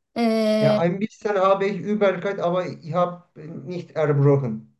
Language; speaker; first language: German; non-native, learner; Turkish